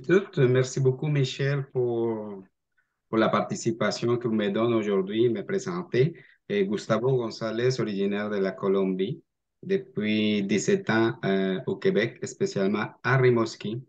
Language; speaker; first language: French; non-native, fluent; Spanish